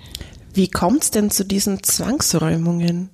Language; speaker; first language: German; native; German